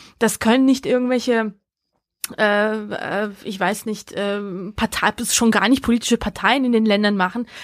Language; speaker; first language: German; early bilingual, other home language; Georgian